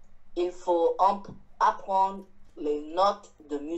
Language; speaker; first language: French; non-native, learner; Chinese